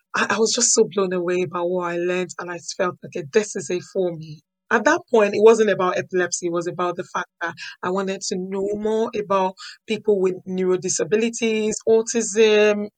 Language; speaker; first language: English; non-native, local second language; Yoruba